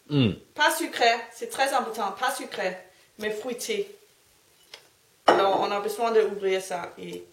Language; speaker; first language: French; non-native, learner; Danish